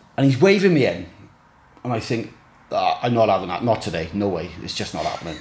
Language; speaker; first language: English; native; English